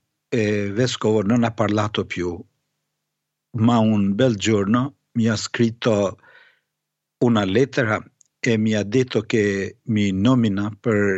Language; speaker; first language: Italian; non-native, fluent; Albanian